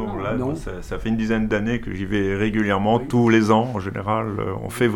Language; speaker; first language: French; native; French